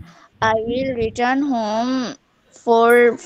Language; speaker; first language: English; non-native, learner; Bangla